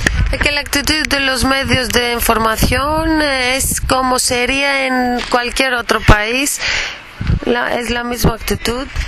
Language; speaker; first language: Spanish; non-native, fluent; Greek